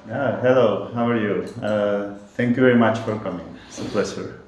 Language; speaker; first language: English; non-native, learner; Spanish